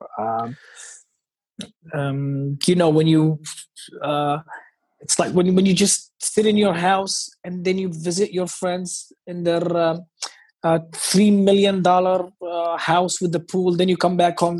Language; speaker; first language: English; non-native, fluent; Hebrew